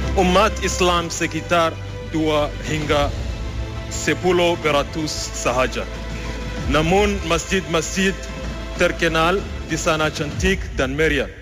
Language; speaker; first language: Malay; non-native, fluent; Rundi